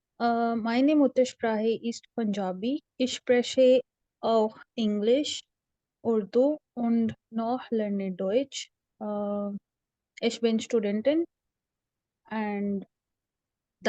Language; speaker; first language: German; non-native, learner; Punjabi